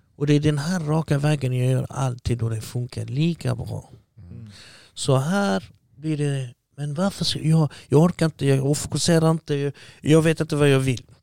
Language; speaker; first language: Swedish; early bilingual, other home language; Arabic